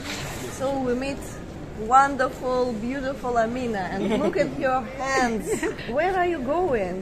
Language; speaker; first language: English; non-native, fluent; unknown